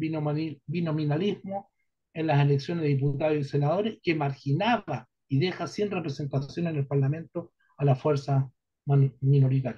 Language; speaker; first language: Spanish; native; Spanish